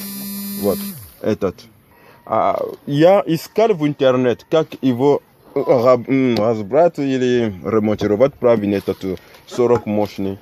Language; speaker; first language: Russian; non-native, learner; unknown